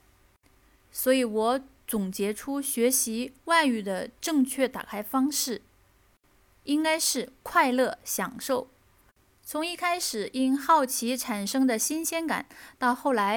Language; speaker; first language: Chinese; native; Chinese